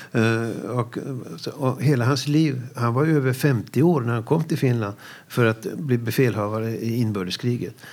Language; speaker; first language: Swedish; native; Swedish